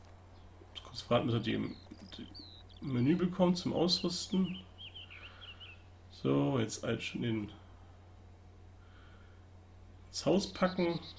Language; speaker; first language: German; native; German